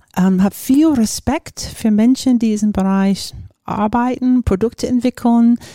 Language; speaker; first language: German; non-native, fluent; English